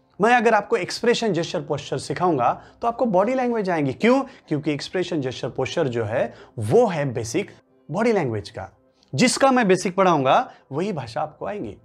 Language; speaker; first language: Hindi; non-native, local second language; Marathi